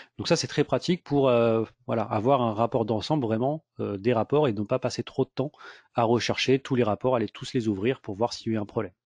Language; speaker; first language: French; native; French